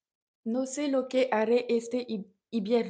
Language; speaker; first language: Spanish; non-native, learner; French